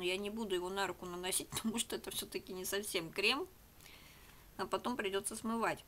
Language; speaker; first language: Russian; native; Russian